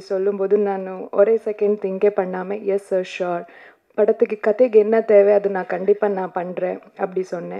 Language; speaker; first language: Tamil; non-native, learner; Kannada